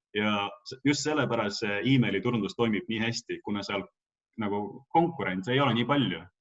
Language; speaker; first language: Estonian; non-native, local second language; Russian